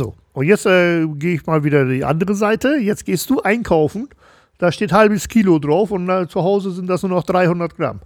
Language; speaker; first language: German; native; German